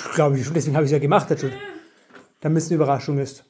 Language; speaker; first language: German; native; German